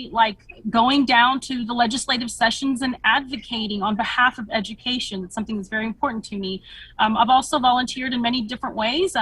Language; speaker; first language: English; early bilingual, other home language; Spanish